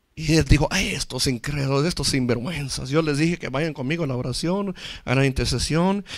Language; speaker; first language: Spanish; non-native, fluent; English